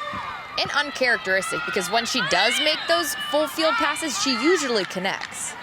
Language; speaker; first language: English; native; English